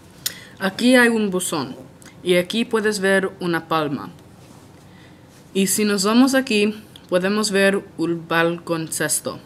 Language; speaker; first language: Spanish; non-native, learner; English